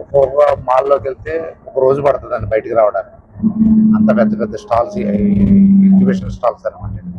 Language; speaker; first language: Telugu; native; Telugu